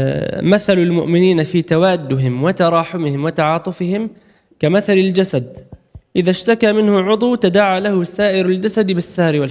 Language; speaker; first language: Arabic; native; Arabic